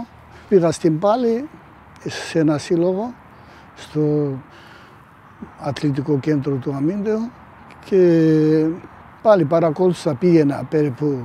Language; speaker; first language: Greek; non-native, fluent; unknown